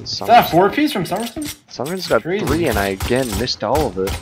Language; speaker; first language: English; native; English